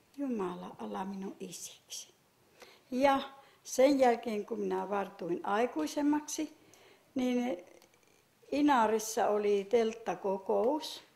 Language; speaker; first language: Finnish; non-native, local second language; Northern Sami